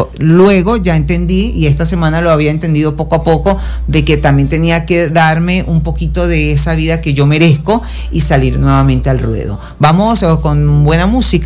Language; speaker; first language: Spanish; native; Spanish